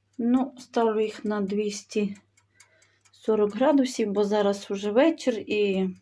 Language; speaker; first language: Ukrainian; non-native, local second language; Russian